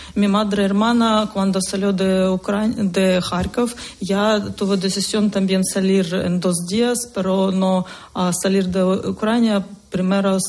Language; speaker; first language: Spanish; non-native, learner; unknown